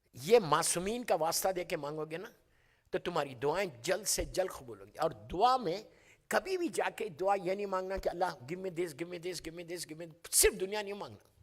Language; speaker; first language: Urdu; native; Urdu